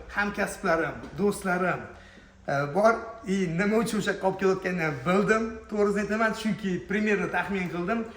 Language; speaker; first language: Uzbek; native; Uzbek